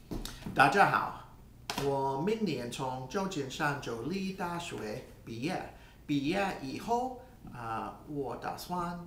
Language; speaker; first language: Chinese; non-native, learner; English